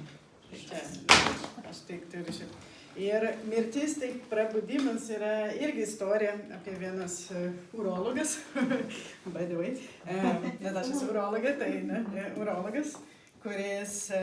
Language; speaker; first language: Lithuanian; non-native, learner; Portuguese